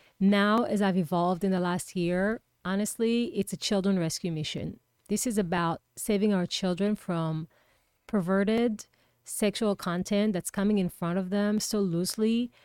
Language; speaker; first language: English; non-native, fluent; Hebrew